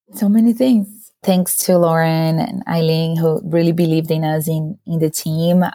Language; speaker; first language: English; non-native, fluent; Portuguese